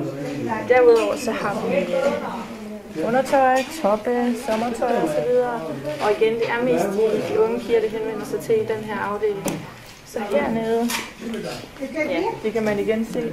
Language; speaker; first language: Danish; native; Danish